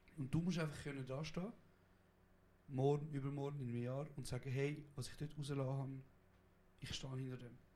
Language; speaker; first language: German; early bilingual, other home language; Kurdish